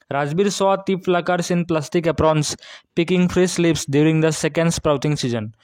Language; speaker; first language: English; non-native, local second language; Assamese